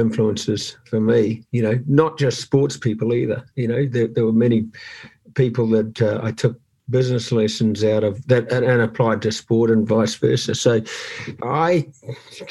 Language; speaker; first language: English; native; English